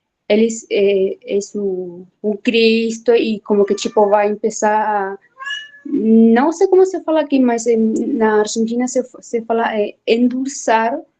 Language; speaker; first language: Portuguese; non-native, fluent; Spanish